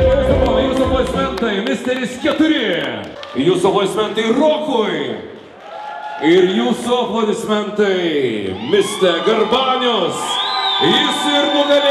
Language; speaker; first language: Lithuanian; native; Lithuanian